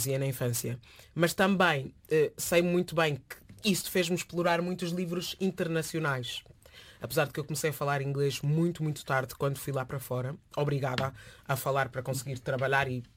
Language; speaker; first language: Portuguese; native; Portuguese